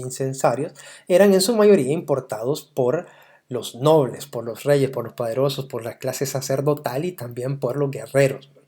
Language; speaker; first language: Spanish; native; Spanish